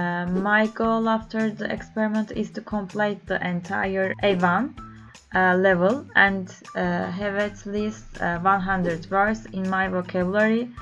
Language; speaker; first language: English; non-native, learner; Turkish